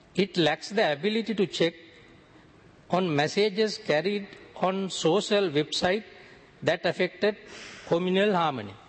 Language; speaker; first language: English; non-native, local second language; Sinhala